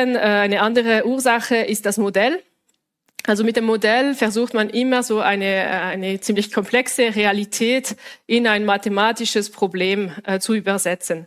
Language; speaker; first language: German; non-native, local second language; French